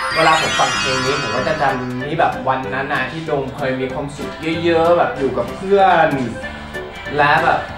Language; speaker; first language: Thai; early bilingual, heritage; English